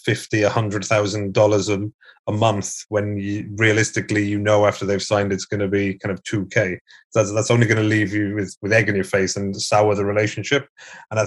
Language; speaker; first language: English; native; English